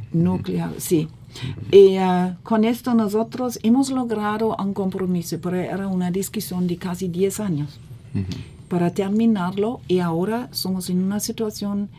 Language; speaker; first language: Spanish; non-native, fluent; German